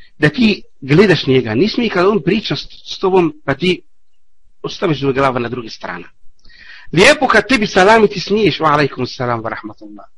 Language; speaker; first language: Bosnian; non-native, learner; Arabic